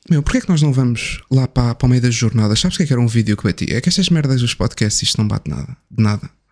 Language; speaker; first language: Portuguese; non-native, fluent; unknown